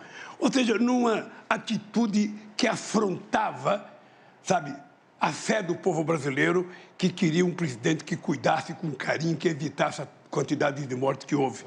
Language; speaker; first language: Portuguese; native; Portuguese